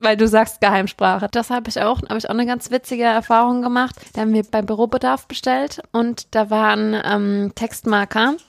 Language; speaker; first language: German; native; German